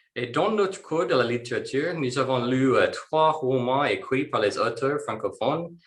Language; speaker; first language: French; non-native, learner; English